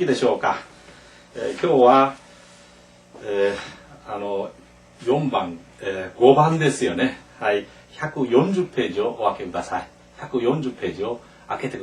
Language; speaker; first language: Japanese; non-native, fluent; Korean